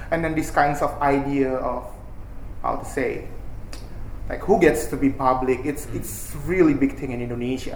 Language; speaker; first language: English; non-native, fluent; Indonesian